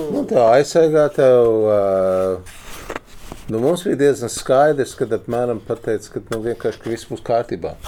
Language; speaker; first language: Latvian; early bilingual, heritage; Latvian